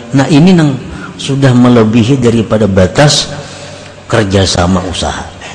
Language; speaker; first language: Indonesian; non-native, local second language; Banjar